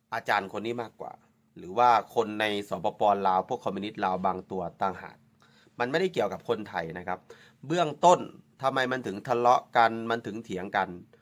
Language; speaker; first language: Thai; native; Thai